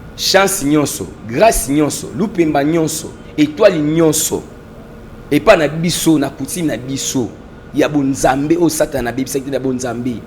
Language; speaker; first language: Lingala; non-native, local second language; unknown